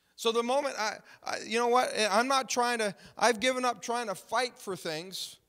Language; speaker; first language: English; native; English